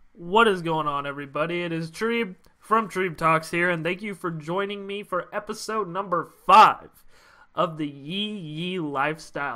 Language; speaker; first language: English; native; English